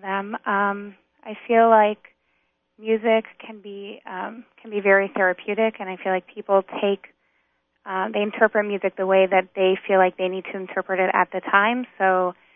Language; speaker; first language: English; native; English